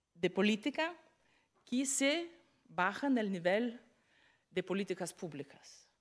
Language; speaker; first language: Spanish; non-native, fluent; Lithuanian